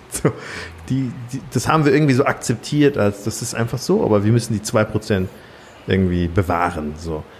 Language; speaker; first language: German; native; German